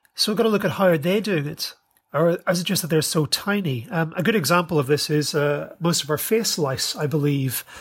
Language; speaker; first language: English; native; English